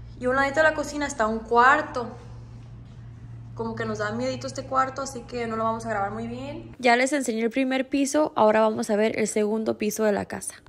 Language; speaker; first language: Spanish; early bilingual, heritage; Spanish